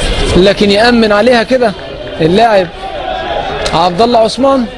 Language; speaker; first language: Arabic; native; Arabic